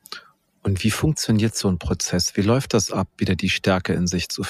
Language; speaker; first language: German; native; German